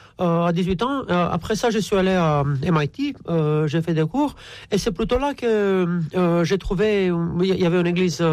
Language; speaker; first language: French; non-native, fluent; Romanian